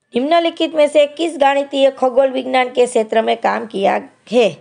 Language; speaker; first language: Hindi; non-native, local second language; Gujarati